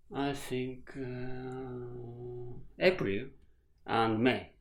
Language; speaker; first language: English; non-native, learner; Japanese